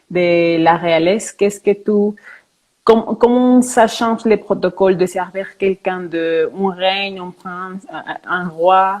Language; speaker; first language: French; non-native, fluent; Spanish